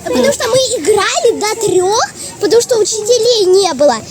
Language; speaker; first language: Russian; early bilingual, heritage; Russian